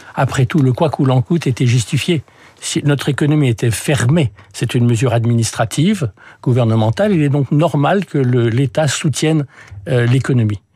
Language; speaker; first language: French; early bilingual, other home language; English